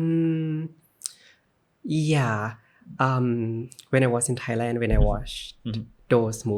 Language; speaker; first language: English; non-native, learner; Thai